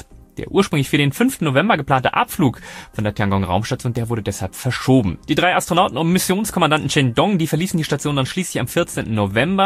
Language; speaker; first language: German; native; German